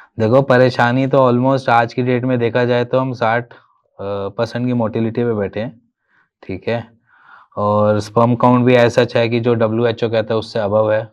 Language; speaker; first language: Hindi; native; Hindi